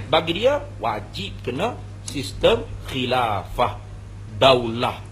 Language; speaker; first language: Malay; native; Malay